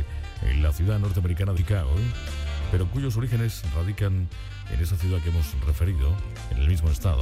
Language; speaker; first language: Spanish; native; Spanish